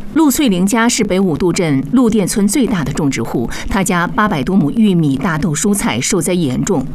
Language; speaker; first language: Chinese; native; Chinese